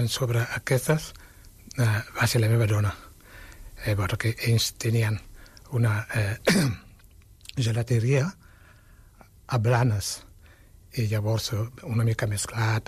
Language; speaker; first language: Catalan; non-native, fluent; Wolof